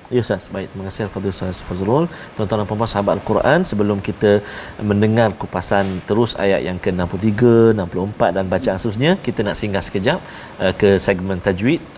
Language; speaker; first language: Malay; native; Malay